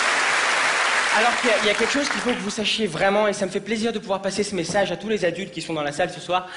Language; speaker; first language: French; native; French